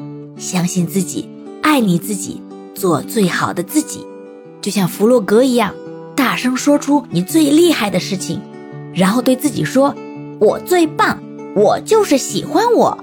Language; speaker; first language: Chinese; native; Chinese